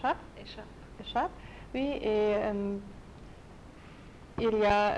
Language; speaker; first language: French; non-native, learner; German